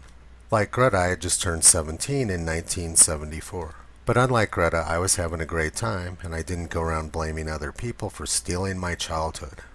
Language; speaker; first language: English; native; English